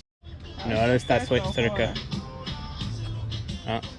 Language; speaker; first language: Spanish; non-native, learner; English